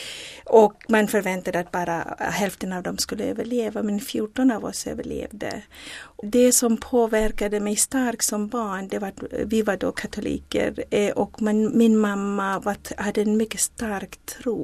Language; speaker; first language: Swedish; non-native, fluent; Zulu